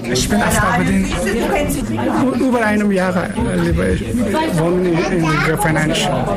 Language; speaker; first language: German; non-native, learner; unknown